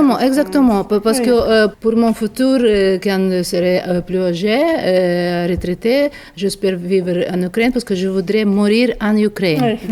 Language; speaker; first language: French; non-native, fluent; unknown